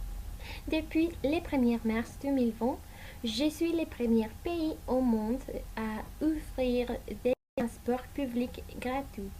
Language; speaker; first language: French; non-native, learner; Spanish